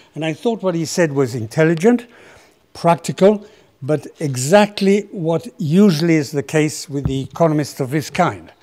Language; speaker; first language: English; non-native, fluent; Spanish